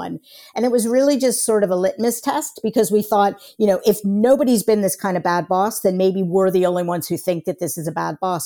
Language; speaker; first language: English; native; English